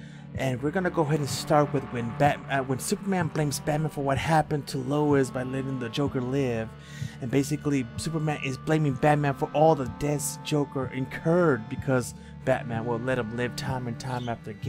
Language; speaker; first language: English; native; English